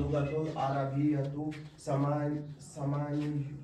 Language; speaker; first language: Arabic; non-native, learner; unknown